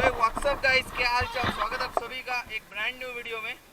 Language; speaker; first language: Hindi; non-native, local second language; Marathi